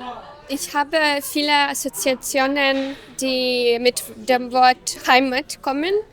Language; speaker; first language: German; non-native, learner; Ukrainian